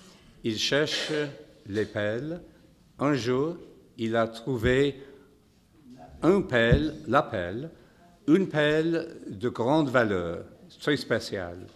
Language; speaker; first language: French; non-native, fluent; English